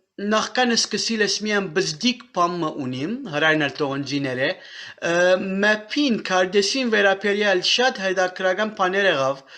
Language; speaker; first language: Armenian; native; Armenian